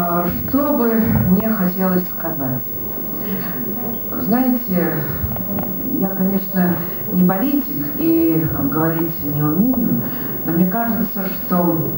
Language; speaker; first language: Russian; native; Russian